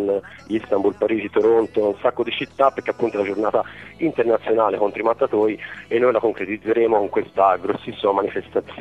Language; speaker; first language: Italian; native; Italian